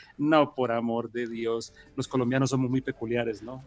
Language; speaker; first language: Spanish; native; Spanish